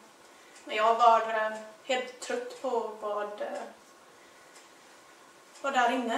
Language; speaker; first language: Swedish; non-native, fluent; English